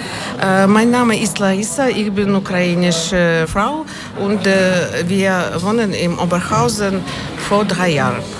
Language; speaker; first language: German; non-native, learner; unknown